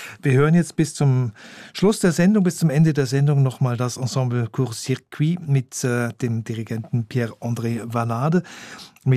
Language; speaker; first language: German; native; German